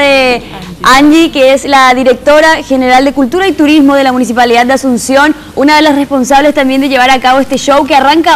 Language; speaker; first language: Spanish; native; Spanish